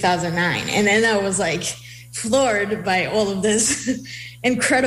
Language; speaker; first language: English; non-native, fluent; Hebrew